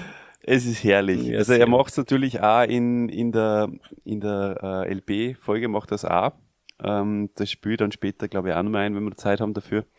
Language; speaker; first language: German; native; German